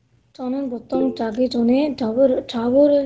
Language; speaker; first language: Korean; non-native, learner; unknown